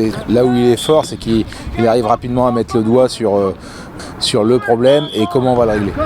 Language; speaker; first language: French; native; French